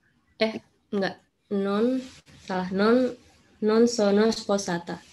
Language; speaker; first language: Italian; non-native, learner; Indonesian